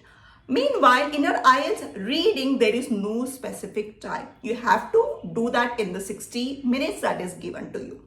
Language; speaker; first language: English; non-native, local second language; Malayalam